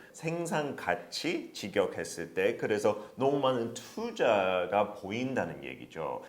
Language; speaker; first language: Korean; non-native, fluent; English